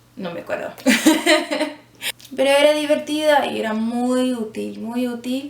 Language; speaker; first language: Spanish; non-native, fluent; English